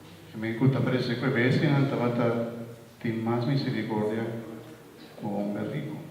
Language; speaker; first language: Spanish; non-native, learner; Papiamento